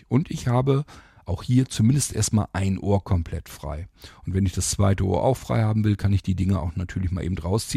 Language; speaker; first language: German; native; German